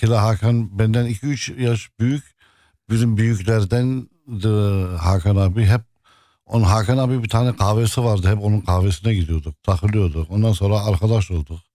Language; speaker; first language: Turkish; early bilingual, other home language; Arabic